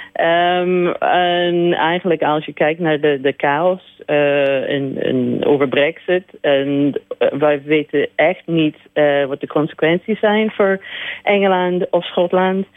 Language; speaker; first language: Dutch; non-native, learner; English